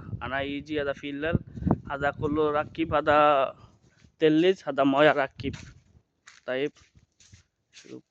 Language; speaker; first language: Arabic; non-native, learner; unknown